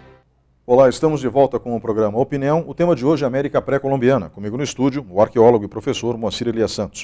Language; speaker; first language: Portuguese; native; Portuguese